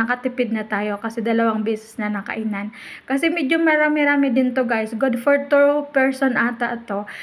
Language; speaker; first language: Filipino; native; Filipino